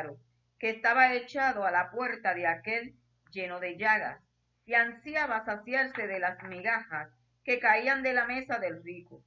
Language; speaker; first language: Spanish; native; Spanish